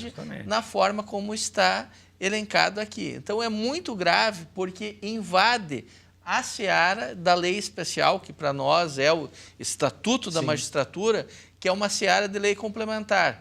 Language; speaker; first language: Portuguese; native; Portuguese